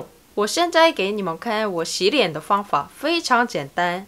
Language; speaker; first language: Chinese; non-native, fluent; Korean